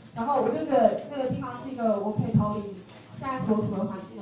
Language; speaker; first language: Chinese; native; Chinese